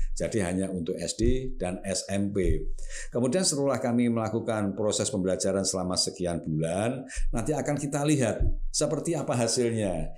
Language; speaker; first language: Indonesian; non-native, local second language; Javanese